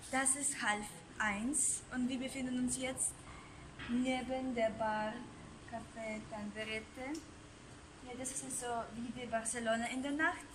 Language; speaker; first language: German; non-native, fluent; Russian